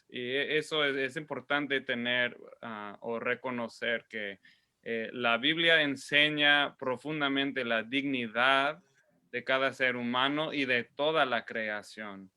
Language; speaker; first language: Spanish; non-native, fluent; English